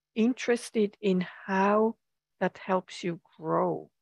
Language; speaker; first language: English; non-native, fluent; German